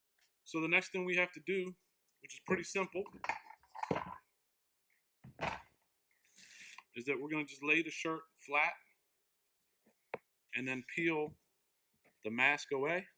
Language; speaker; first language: English; native; English